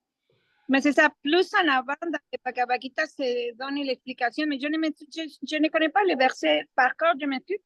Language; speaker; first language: French; non-native, learner; Spanish